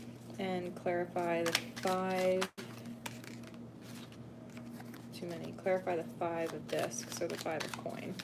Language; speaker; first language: English; native; English